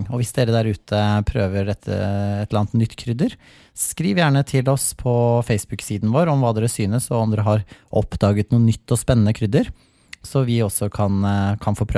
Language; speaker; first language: Norwegian; native; Norwegian